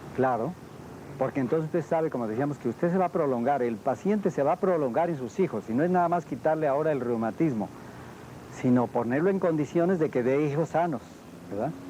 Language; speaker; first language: Spanish; native; Spanish